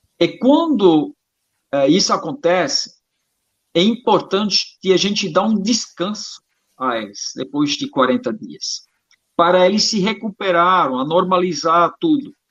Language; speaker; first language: Portuguese; non-native, fluent; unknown